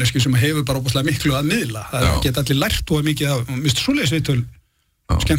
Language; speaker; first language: Icelandic; native; Icelandic